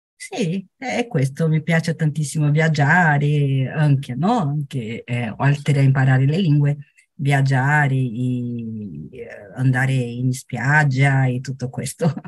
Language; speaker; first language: Italian; non-native, learner; Portuguese